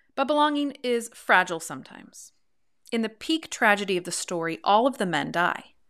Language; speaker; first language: English; native; English